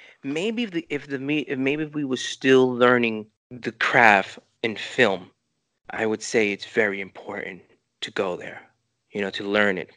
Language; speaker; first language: English; early bilingual, other home language; Spanish